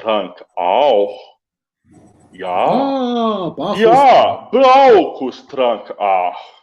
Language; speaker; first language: German; non-native, learner; Portuguese